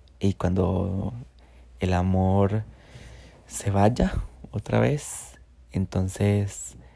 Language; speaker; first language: Spanish; native; Spanish